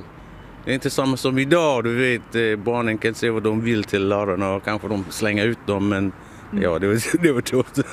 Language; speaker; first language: Swedish; non-native, fluent; English